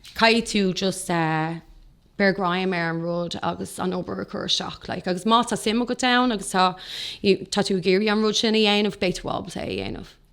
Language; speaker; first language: Irish; non-native, local second language; English